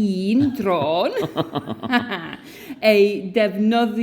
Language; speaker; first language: Welsh; non-native, learner; English